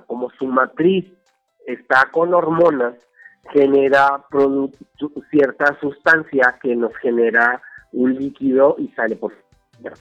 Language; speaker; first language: Spanish; native; Spanish